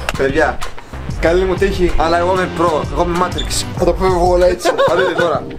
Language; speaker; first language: Greek; non-native, learner; Russian